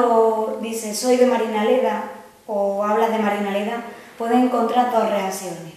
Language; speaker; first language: Spanish; native; Spanish